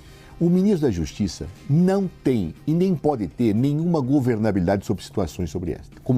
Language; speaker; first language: Portuguese; native; Portuguese